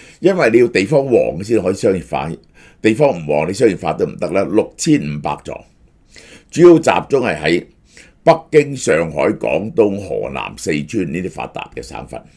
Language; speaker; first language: Cantonese; native; Cantonese